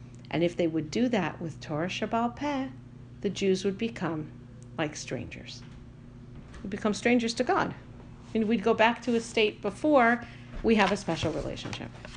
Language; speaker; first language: English; native; English